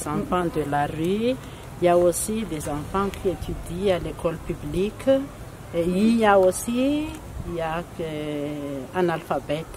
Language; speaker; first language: French; non-native, local second language; Malagasy